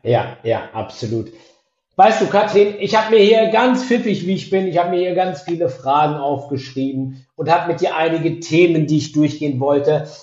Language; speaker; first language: German; native; German